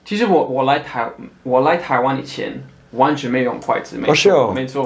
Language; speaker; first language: Chinese; non-native, fluent; Swedish